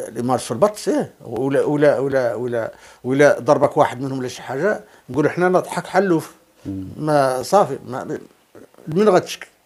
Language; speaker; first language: Arabic; native; Arabic